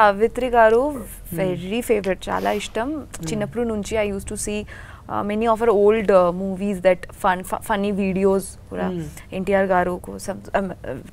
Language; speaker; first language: Telugu; non-native, learner; Bangla